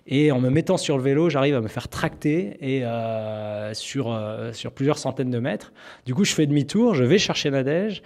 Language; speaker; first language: French; native; French